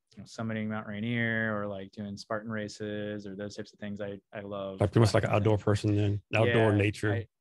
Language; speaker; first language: English; native; English